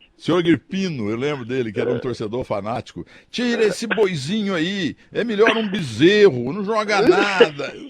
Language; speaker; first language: Portuguese; native; Portuguese